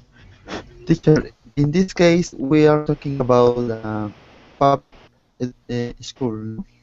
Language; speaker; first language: English; non-native, learner; Spanish